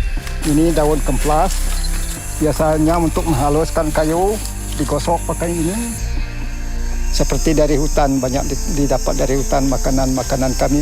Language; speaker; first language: Indonesian; non-native, local second language; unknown